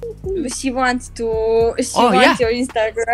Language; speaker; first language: English; non-native, learner; Romanian